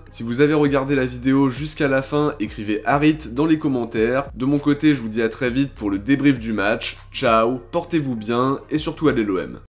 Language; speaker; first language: French; native; French